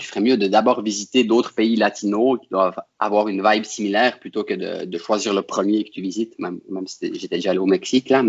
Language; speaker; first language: French; native; French